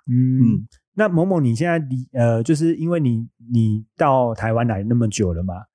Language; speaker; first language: Chinese; native; Chinese